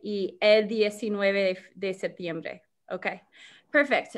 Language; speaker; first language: Spanish; non-native, fluent; English